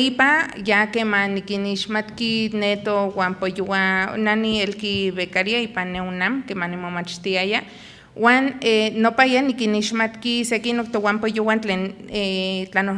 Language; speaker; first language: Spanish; non-native, local second language; Nahuatl languages